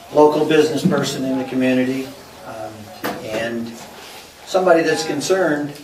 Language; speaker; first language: English; native; English